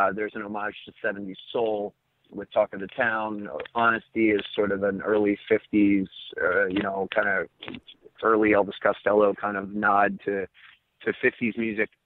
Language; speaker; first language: English; native; English